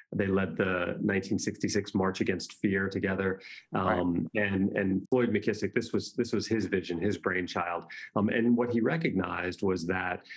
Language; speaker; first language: English; native; English